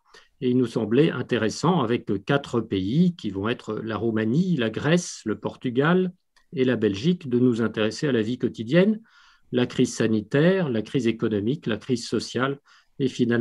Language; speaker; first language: French; native; French